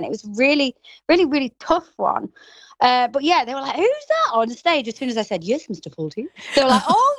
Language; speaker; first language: English; native; English